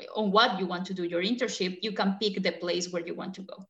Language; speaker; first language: English; non-native, fluent; Spanish